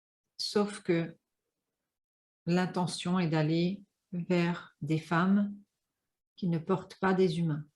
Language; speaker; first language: French; native; French